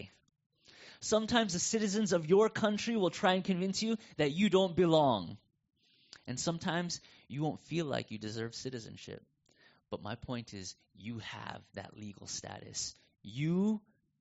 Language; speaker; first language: English; native; English